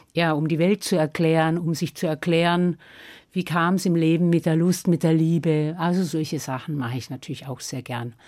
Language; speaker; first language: German; non-native, local second language; Swiss German